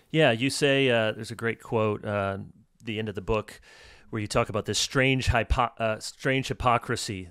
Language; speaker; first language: English; native; English